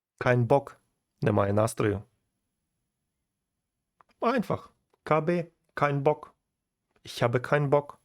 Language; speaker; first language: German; non-native, fluent; Ukrainian